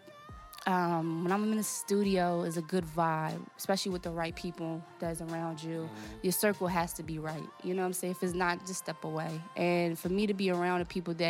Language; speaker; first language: English; non-native, fluent; Portuguese